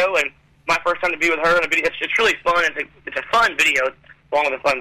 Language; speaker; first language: English; native; English